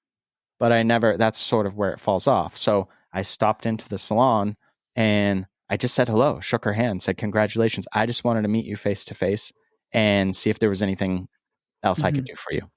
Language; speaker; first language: English; native; English